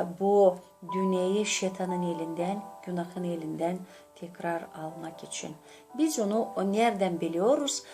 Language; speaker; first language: Turkish; non-native, learner; Gagauz